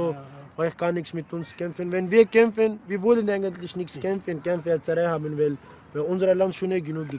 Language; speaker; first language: German; non-native, learner; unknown